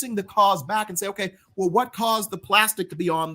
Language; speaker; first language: English; native; English